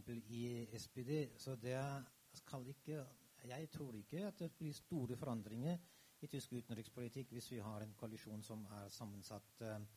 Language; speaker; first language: Norwegian; non-native, fluent; German